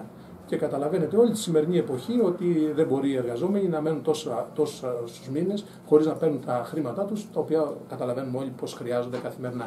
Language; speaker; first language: Greek; native; Greek